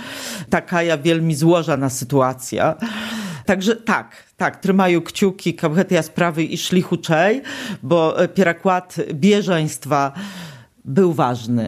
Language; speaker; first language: Polish; non-native, local second language; Belarusian